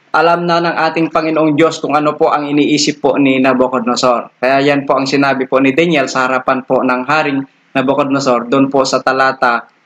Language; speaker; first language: Filipino; non-native, local second language; Iloko